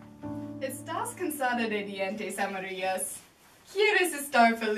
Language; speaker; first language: Spanish; non-native, learner; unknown